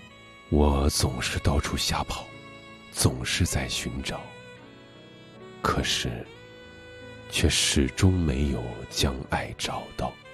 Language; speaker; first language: Chinese; native; Chinese